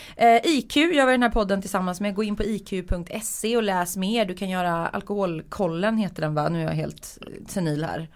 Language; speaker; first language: Swedish; early bilingual, other home language; Polish